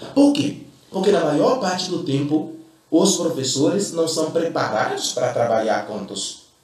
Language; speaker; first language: Portuguese; non-native, fluent; Fon